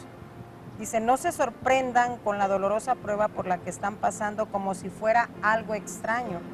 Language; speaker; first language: Spanish; native; Spanish